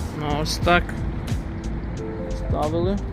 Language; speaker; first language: Ukrainian; native; Ukrainian